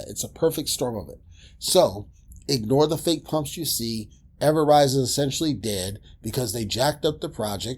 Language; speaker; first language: English; native; English